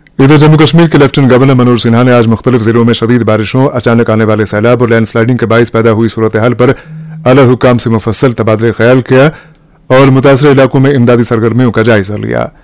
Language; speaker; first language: Hindi; non-native, local second language; Kashmiri